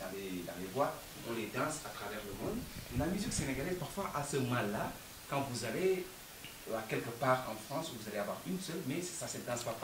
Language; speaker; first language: French; non-native, local second language; Wolof